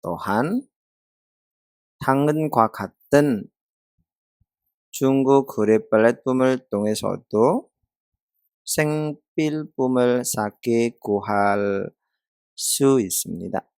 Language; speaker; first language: Korean; non-native, fluent; Indonesian